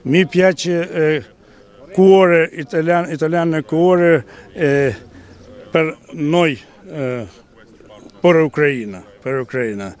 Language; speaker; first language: Italian; non-native, learner; Ukrainian